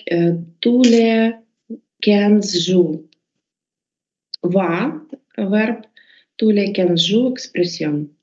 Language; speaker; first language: French; non-native, learner; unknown